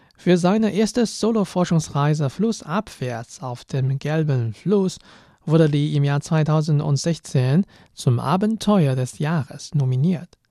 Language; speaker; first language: German; non-native, fluent; Chinese